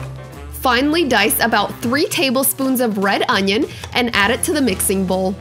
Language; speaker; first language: English; native; English